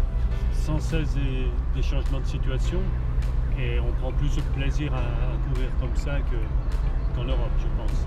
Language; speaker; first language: French; native; French